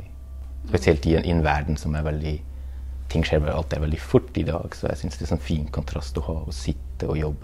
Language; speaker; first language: Norwegian; non-native, fluent; German